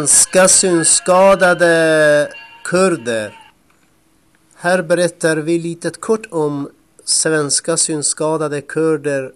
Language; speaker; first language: Swedish; non-native, fluent; Kurdish